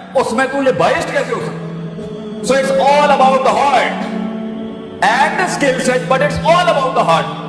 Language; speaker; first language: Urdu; non-native, local second language; Punjabi